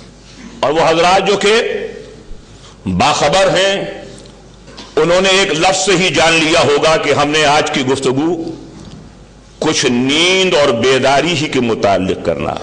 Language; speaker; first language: Urdu; native; Urdu